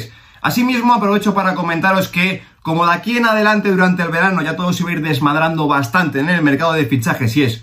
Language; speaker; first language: Spanish; native; Spanish